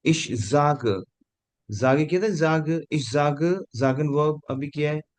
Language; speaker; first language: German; non-native, fluent; Hindi